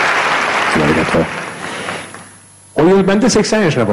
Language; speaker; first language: Japanese; non-native, learner; Turkish